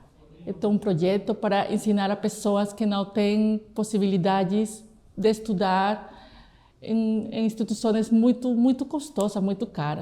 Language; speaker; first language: Portuguese; non-native, fluent; Spanish